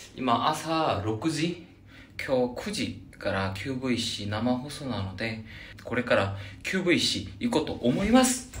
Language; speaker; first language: Japanese; non-native, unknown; Korean